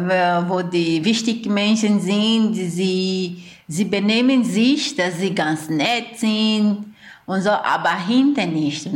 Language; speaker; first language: German; non-native, learner; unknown